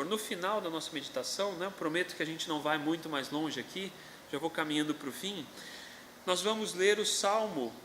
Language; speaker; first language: Portuguese; native; Portuguese